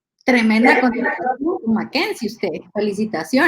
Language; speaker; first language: Spanish; native; Spanish